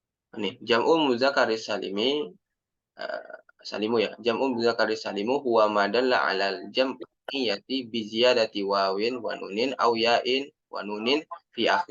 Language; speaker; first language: Arabic; non-native, fluent; Indonesian